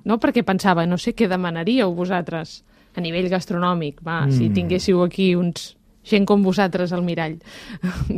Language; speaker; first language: Catalan; native; Catalan